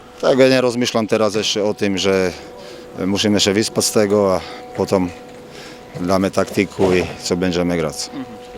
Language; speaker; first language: Polish; non-native, learner; Slovak